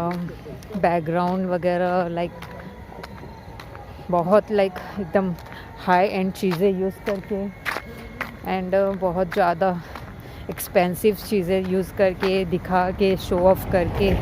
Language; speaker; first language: Hindi; native; Hindi